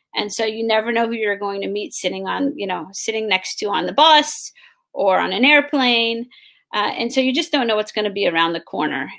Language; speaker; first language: English; native; English